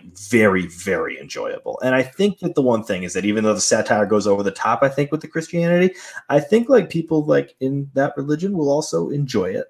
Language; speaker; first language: English; native; English